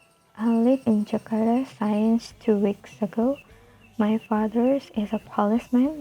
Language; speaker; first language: English; non-native, fluent; Indonesian